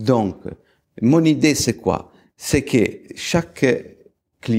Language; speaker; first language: French; non-native, fluent; Italian